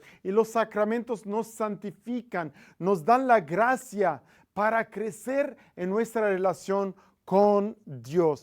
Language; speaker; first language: Spanish; non-native, fluent; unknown